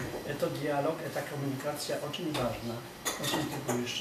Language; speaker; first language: Russian; non-native, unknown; Polish